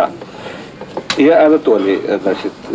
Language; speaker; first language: Russian; non-native, learner; Italian